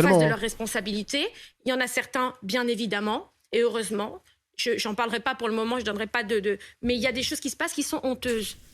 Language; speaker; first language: French; native; French